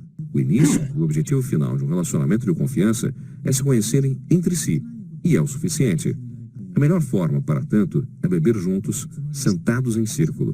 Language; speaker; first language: Portuguese; native; Portuguese